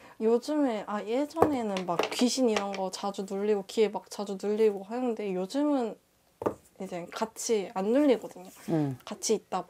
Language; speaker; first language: Korean; native; Korean